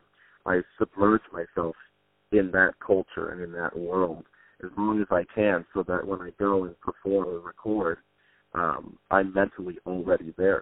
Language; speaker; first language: English; native; English